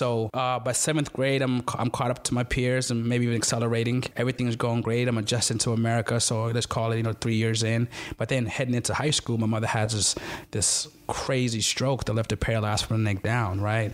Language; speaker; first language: English; non-native, local second language; Ganda